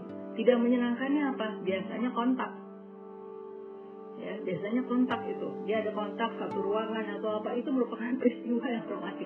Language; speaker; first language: Indonesian; native; Indonesian